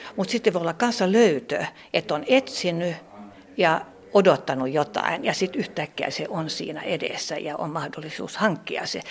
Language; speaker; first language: Finnish; non-native, local second language; Swedish